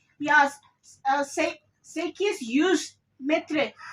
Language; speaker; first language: Turkish; non-native, learner; Indonesian